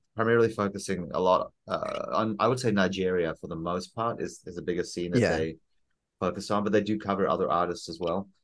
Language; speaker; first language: English; native; English